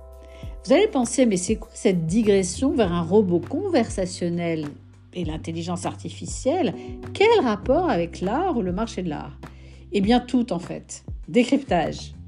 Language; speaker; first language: French; native; French